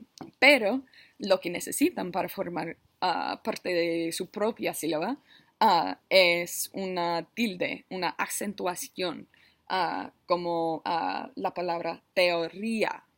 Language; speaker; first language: Spanish; non-native, learner; English